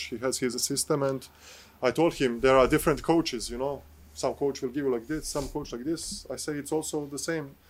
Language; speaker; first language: English; non-native, fluent; Bosnian